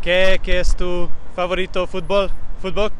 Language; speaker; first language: Spanish; non-native, learner; Hungarian